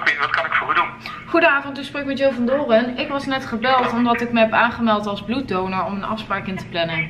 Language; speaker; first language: Dutch; native; Dutch